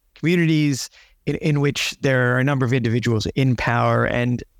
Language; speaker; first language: English; native; English